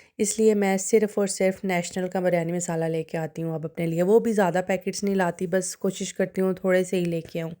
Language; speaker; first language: Urdu; non-native, local second language; Punjabi